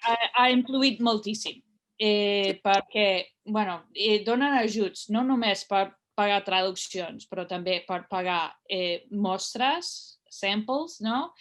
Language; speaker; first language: Catalan; non-native, fluent; English